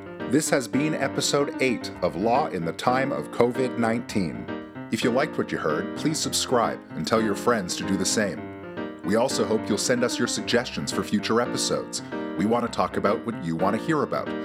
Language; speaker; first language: English; native; English